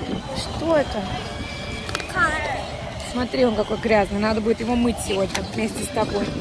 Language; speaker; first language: Russian; native; Russian